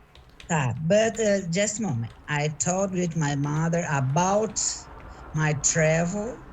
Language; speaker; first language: English; non-native, learner; Portuguese